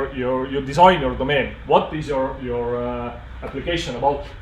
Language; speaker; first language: English; non-native, fluent; Estonian